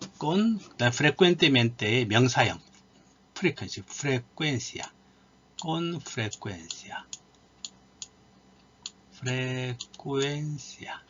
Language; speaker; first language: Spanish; non-native, fluent; Korean